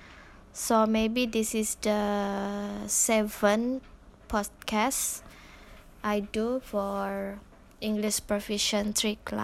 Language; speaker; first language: English; non-native, local second language; Malay